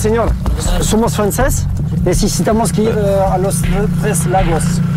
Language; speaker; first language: Spanish; non-native, learner; French